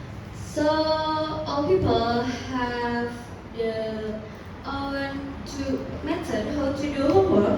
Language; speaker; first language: English; non-native, learner; Indonesian